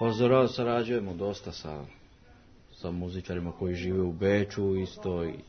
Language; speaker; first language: Serbian; early bilingual, heritage; Serbian